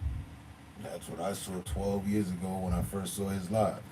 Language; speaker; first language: English; native; English